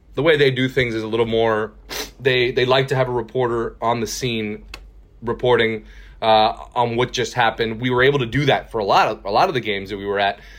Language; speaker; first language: English; native; English